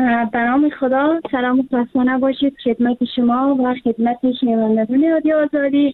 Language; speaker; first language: Persian; native; Persian